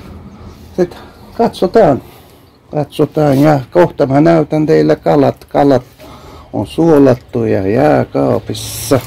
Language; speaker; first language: Finnish; non-native, fluent; Turkish